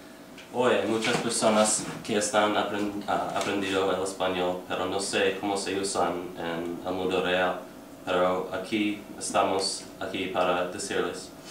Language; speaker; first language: Spanish; non-native, learner; English